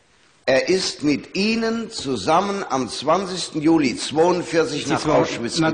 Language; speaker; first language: German; native; German